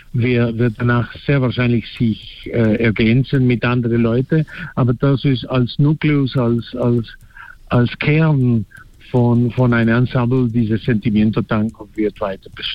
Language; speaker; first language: German; non-native, fluent; Spanish